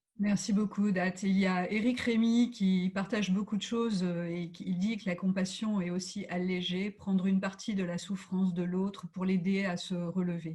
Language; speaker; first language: French; native; French